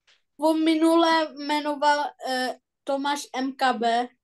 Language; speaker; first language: Czech; non-native, learner; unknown